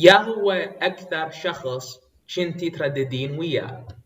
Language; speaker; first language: Arabic; native; Arabic